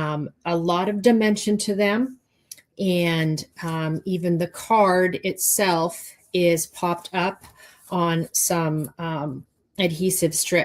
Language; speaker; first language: English; native; English